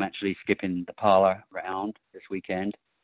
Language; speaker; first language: English; native; English